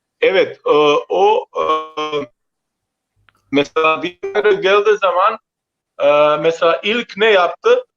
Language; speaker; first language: Turkish; non-native, learner; Croatian